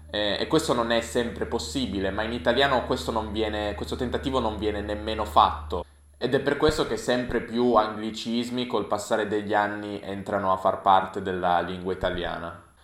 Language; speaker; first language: Italian; native; Italian